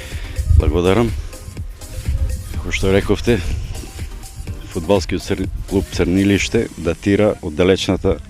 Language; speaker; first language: Macedonian; native; Macedonian